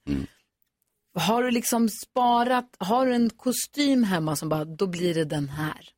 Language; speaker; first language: Swedish; native; Swedish